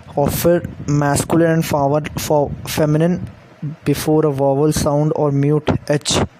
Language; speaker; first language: Hindi; native; Hindi